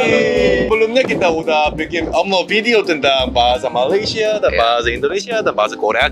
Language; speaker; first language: Indonesian; non-native, fluent; Korean